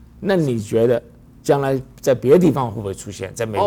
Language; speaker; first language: Chinese; native; Chinese